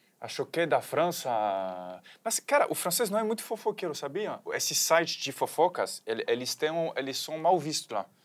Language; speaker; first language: Portuguese; non-native, fluent; French